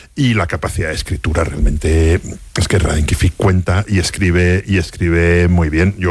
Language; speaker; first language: Spanish; native; Spanish